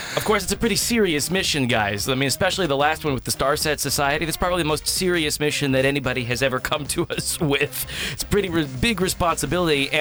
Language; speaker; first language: English; native; English